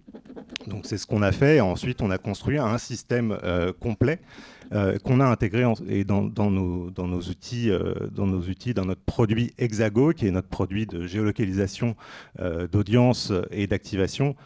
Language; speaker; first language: French; native; French